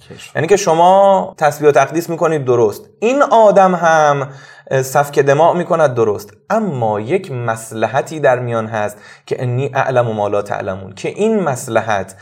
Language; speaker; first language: Persian; native; Persian